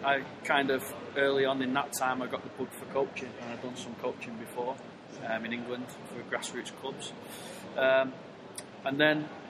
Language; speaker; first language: English; native; English